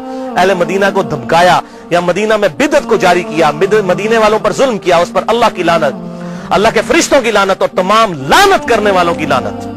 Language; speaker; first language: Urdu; non-native, local second language; Punjabi